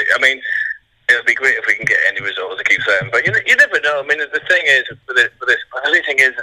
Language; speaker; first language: English; native; English